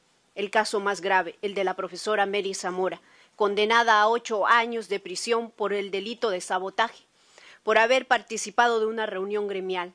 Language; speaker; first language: Spanish; native; Spanish